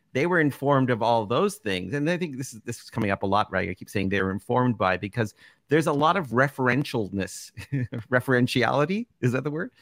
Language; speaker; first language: English; native; English